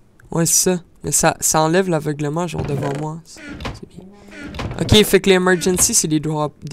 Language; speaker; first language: French; native; French